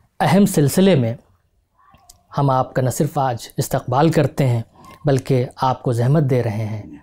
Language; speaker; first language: Hindi; native; Hindi